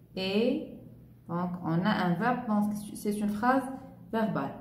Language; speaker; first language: French; non-native, local second language; Arabic